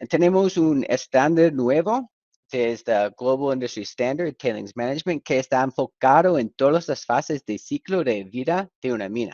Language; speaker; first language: Spanish; non-native, fluent; English